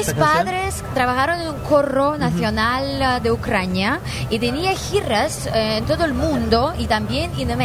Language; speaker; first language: Spanish; non-native, learner; Ukrainian